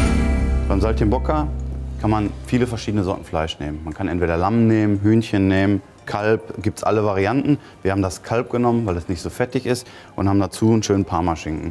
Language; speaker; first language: German; native; German